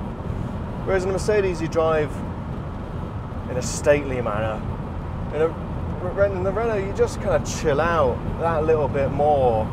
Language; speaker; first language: English; native; English